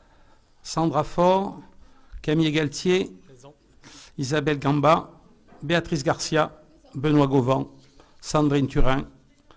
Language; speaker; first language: French; native; French